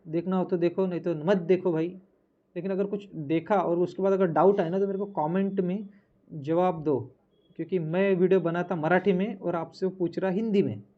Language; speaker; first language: Hindi; non-native, local second language; Marathi